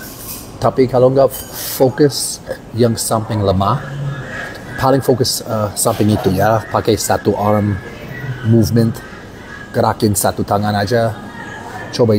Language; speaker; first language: Indonesian; non-native, learner; English